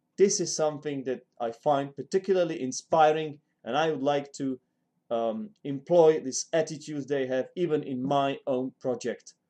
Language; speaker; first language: English; non-native, fluent; Czech